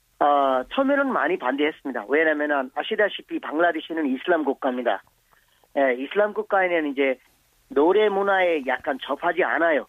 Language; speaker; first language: Korean; non-native, fluent; Bangla